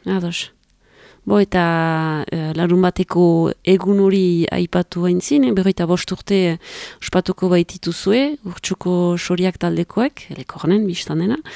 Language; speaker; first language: Basque; native; Basque